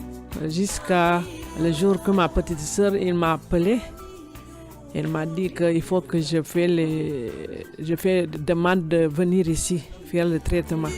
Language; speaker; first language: French; non-native, learner; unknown